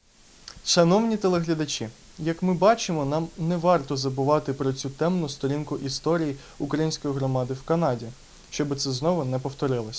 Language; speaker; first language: Ukrainian; native; Ukrainian